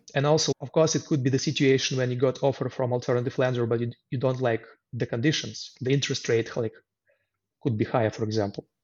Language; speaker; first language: English; non-native, fluent; Ukrainian